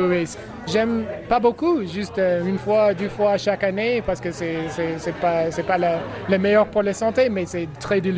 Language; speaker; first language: French; non-native, learner; English